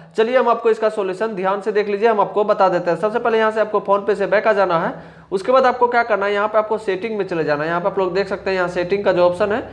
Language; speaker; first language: Hindi; native; Hindi